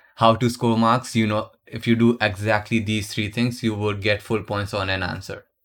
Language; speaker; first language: English; non-native, local second language; Hindi